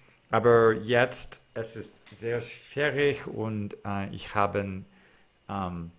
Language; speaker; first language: German; non-native, learner; English